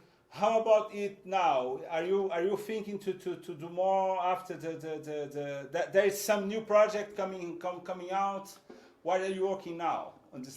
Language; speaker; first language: English; non-native, fluent; Portuguese